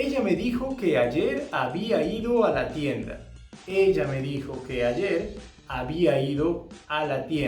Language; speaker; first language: Spanish; non-native, fluent; English